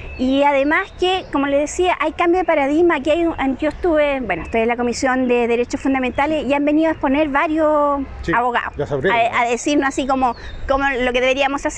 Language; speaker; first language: Spanish; native; Spanish